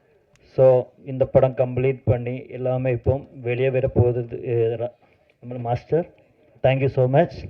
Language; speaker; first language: Tamil; non-native, learner; Malayalam